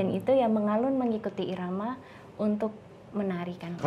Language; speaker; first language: Indonesian; native; Indonesian